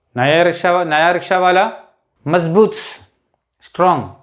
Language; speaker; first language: Hindi; non-native, local second language; Malayalam